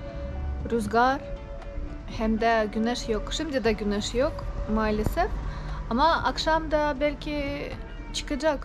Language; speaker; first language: Turkish; non-native, learner; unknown